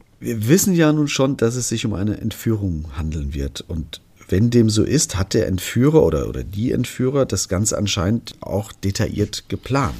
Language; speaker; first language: German; native; German